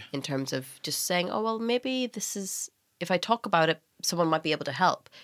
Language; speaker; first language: English; native; English